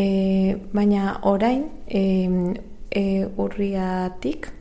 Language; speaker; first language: Basque; non-native, learner; Spanish